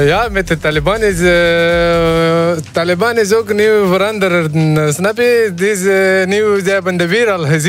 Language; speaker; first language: Dutch; non-native, learner; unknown